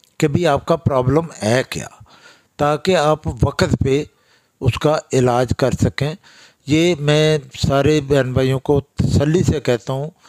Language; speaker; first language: Urdu; non-native, local second language; Pahari-Potwari